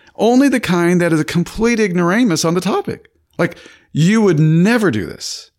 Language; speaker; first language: English; native; English